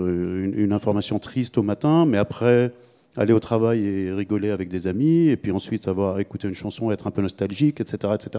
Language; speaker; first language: French; native; French